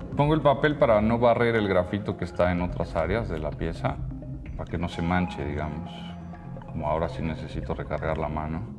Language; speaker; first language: Spanish; native; Spanish